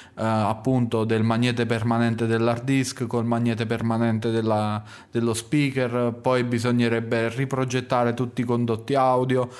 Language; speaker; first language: Italian; native; Italian